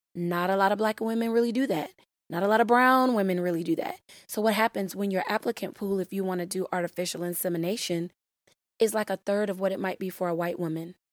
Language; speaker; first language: English; native; English